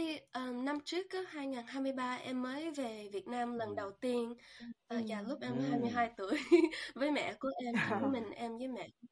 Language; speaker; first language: Vietnamese; early bilingual, heritage; Vietnamese